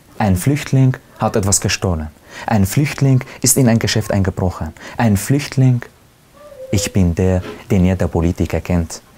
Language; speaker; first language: German; non-native, fluent; Arabic